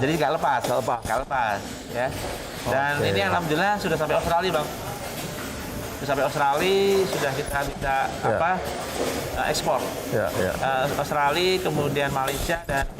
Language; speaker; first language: Indonesian; native; Indonesian